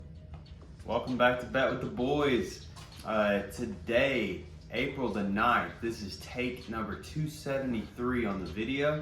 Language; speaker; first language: English; native; English